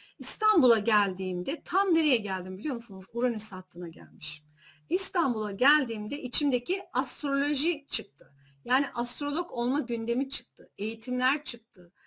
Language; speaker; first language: Turkish; early bilingual, heritage; Turkish